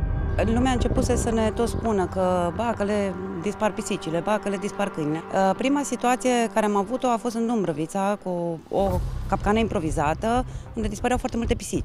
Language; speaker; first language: Romanian; native; Romanian